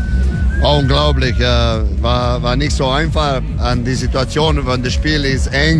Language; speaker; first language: German; non-native, learner; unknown